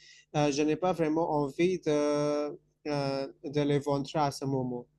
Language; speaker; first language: French; non-native, fluent; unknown